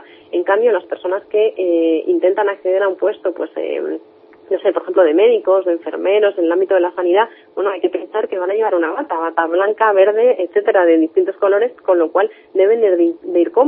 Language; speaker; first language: Spanish; native; Spanish